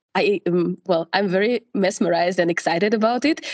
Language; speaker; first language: English; non-native, fluent; Russian